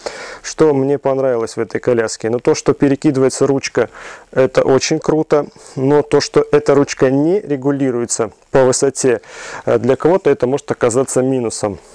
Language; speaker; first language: Russian; native; Russian